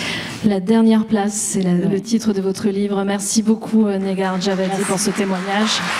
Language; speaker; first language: French; native; French